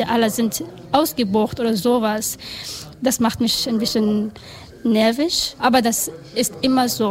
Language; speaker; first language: German; non-native, learner; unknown